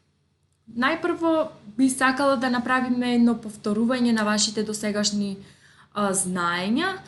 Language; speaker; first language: Macedonian; native; Macedonian